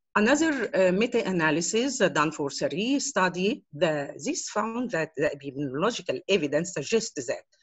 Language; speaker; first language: English; non-native, fluent; Arabic